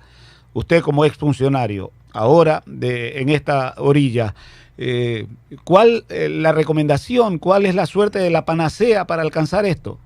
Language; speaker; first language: Spanish; native; Spanish